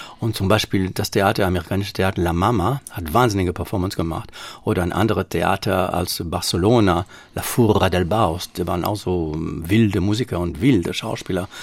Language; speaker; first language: German; non-native, fluent; French